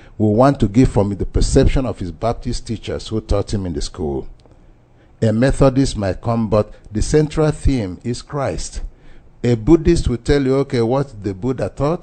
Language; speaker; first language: English; non-native, local second language; Igbo